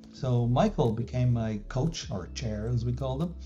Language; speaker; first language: English; native; English